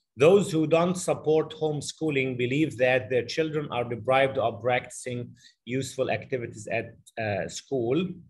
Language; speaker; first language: English; non-native, fluent; Arabic